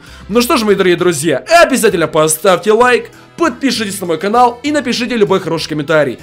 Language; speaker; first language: Russian; native; Russian